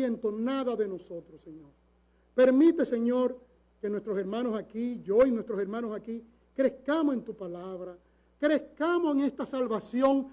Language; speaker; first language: Spanish; native; Spanish